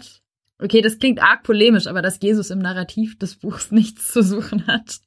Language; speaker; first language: German; native; German